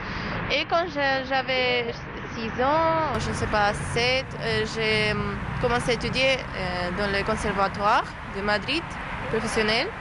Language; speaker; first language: French; non-native, learner; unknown